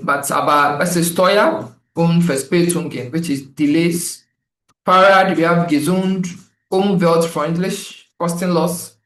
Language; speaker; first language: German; non-native, fluent; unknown